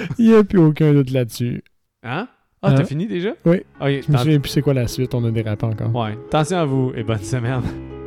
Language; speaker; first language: French; native; French